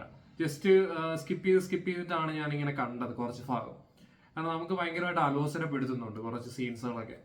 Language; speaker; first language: Malayalam; native; Malayalam